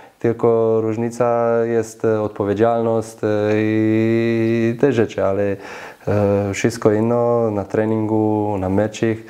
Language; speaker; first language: Polish; non-native, learner; Slovenian